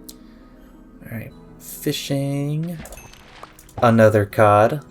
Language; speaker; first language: English; native; English